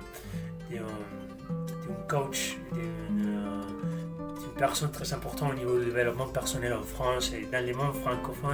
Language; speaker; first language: French; non-native, fluent; Spanish